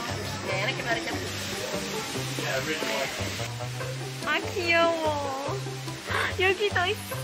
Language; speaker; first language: Korean; non-native, fluent; English